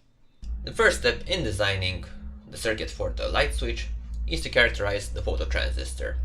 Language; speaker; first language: English; non-native, fluent; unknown